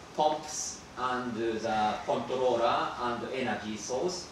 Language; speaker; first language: English; non-native, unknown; Japanese